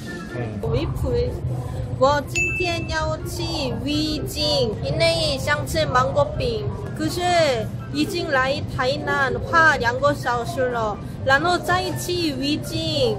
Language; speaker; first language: Chinese; non-native, learner; Korean